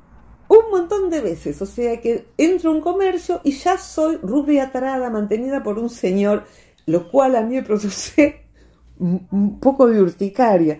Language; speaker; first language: Spanish; native; Spanish